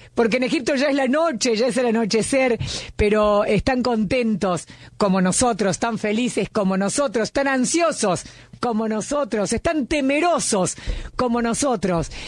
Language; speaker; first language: Spanish; native; Spanish